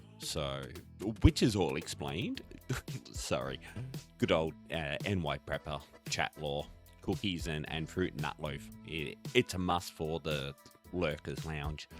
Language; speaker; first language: English; native; English